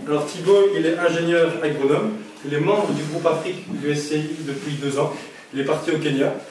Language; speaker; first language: French; native; French